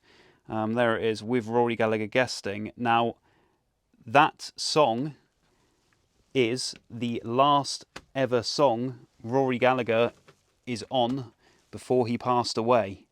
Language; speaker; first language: English; native; English